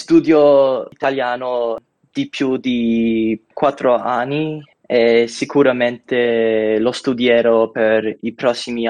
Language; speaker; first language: Italian; non-native, learner; English